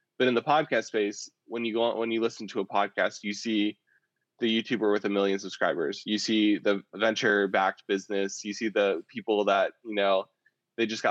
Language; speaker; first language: English; native; English